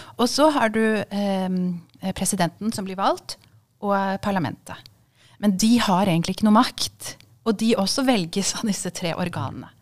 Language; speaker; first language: Norwegian; early bilingual, other home language; Kurdish